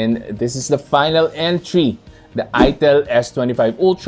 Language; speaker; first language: English; non-native, local second language; Filipino